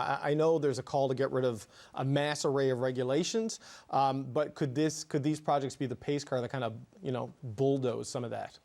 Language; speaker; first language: English; native; English